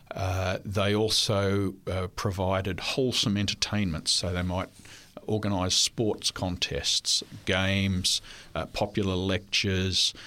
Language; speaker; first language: English; non-native, local second language; French